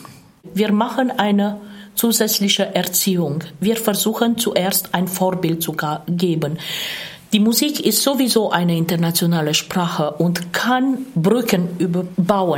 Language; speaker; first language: German; non-native, fluent; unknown